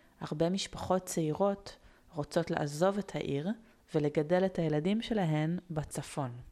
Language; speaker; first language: Hebrew; native; Hebrew